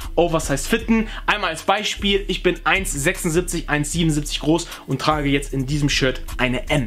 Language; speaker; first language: German; early bilingual, other home language; Portuguese